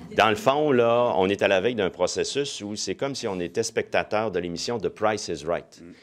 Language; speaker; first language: French; native; French